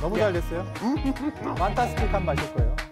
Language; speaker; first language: Korean; native; Korean